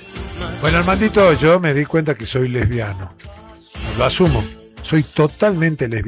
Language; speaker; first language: Spanish; native; Spanish